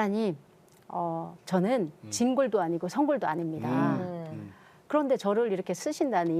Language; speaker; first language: Korean; native; Korean